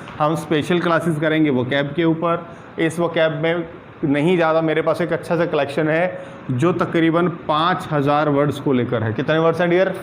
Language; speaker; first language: Hindi; non-native, local second language; Punjabi